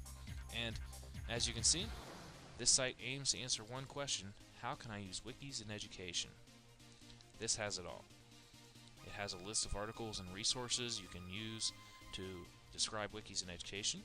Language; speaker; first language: English; native; English